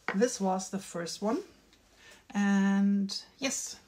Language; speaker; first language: English; non-native, fluent; German